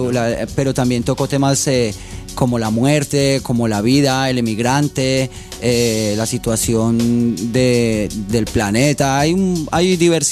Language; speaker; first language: Spanish; native; Spanish